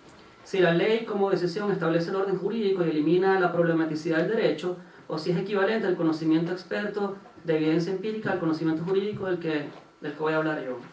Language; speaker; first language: Spanish; native; Spanish